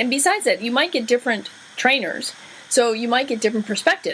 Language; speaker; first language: English; native; English